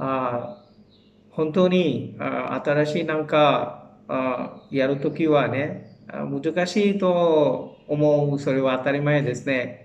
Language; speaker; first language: Japanese; non-native, fluent; Bangla